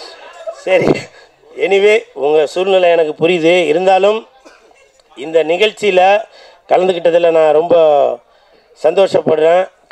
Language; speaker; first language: Tamil; native; Tamil